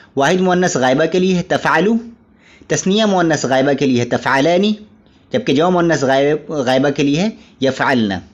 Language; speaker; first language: Urdu; native; Urdu